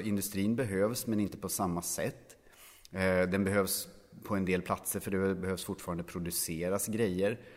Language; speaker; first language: Swedish; native; Swedish